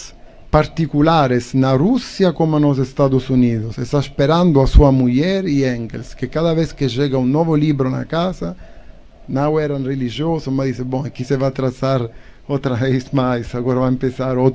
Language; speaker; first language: Portuguese; non-native, learner; Italian